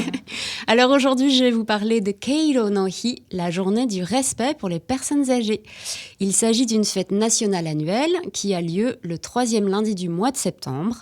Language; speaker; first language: French; native; French